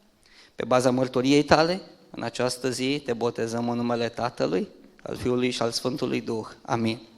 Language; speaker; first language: Romanian; native; Romanian